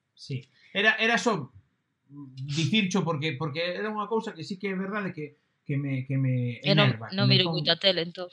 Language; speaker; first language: Galician; non-native, local second language; Spanish